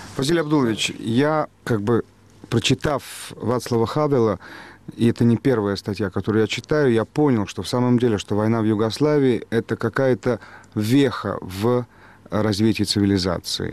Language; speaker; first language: Russian; native; Russian